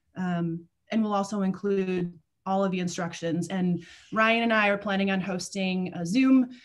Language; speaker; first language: English; native; English